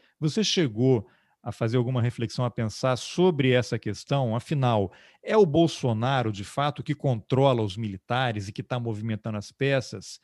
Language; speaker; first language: Portuguese; native; Portuguese